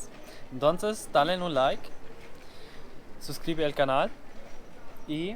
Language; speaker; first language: Spanish; non-native, learner; German